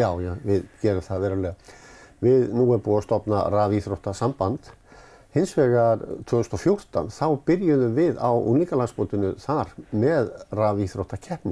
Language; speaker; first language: Icelandic; native; Icelandic